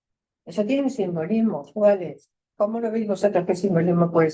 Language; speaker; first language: Spanish; native; Spanish